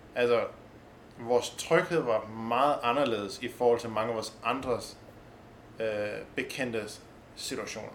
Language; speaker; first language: Danish; native; Danish